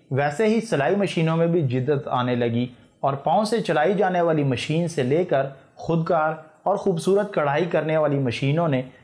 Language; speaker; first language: Urdu; native; Urdu